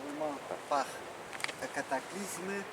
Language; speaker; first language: French; non-native, learner; Portuguese